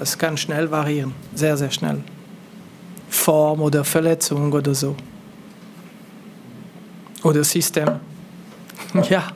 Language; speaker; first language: German; non-native, local second language; French